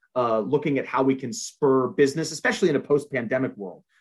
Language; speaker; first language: English; native; English